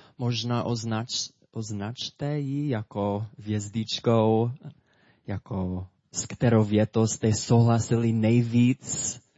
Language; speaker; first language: Czech; non-native, fluent; English